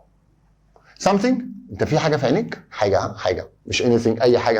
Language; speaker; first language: Arabic; native; Arabic